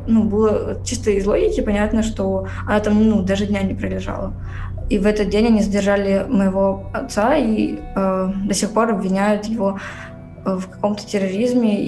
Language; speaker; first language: Russian; native; Russian